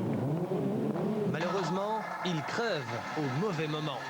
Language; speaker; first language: French; native; French